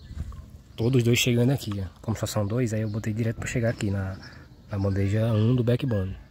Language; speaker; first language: Portuguese; native; Portuguese